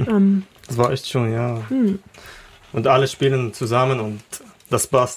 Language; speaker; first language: German; non-native, learner; Arabic